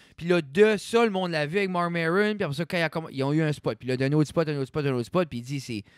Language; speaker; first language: French; native; French